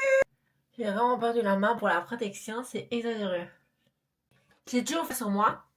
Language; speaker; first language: French; native; French